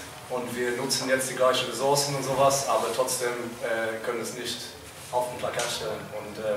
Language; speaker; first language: German; non-native, fluent; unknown